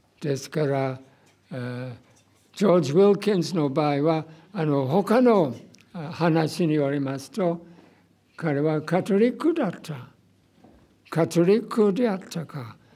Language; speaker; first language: Japanese; non-native, fluent; English